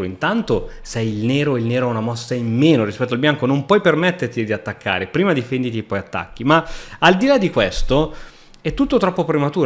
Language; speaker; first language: Italian; native; Italian